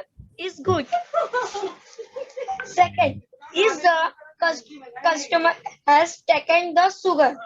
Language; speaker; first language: English; non-native, learner; Hindi